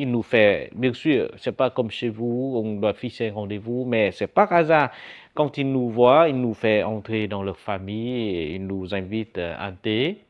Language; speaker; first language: French; non-native, fluent; Vietnamese